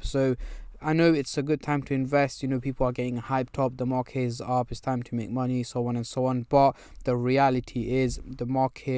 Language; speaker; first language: English; native; English